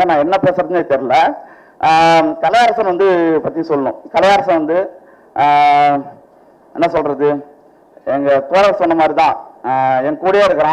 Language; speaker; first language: Tamil; native; Tamil